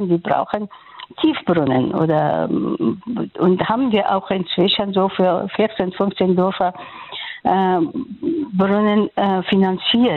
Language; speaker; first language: German; non-native, fluent; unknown